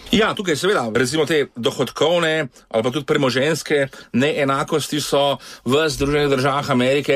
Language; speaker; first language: Slovenian; native; Slovenian